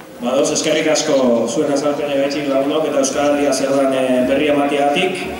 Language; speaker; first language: Basque; native; Basque